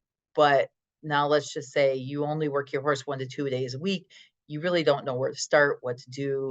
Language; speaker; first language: English; native; English